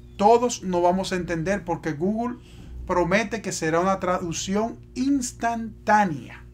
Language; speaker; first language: Spanish; native; Spanish